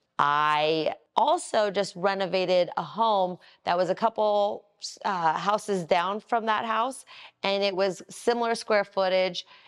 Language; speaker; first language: English; native; English